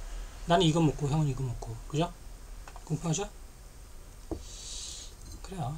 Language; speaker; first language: Korean; native; Korean